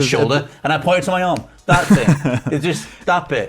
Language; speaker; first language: English; native; English